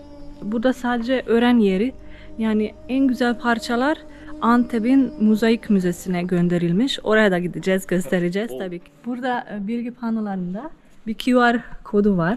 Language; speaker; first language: Turkish; non-native, fluent; Slovenian